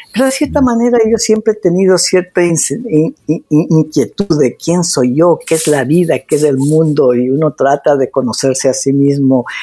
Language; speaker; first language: Spanish; native; Spanish